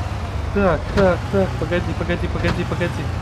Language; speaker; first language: Russian; native; Russian